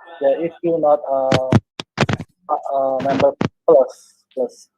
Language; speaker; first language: English; non-native, learner; Indonesian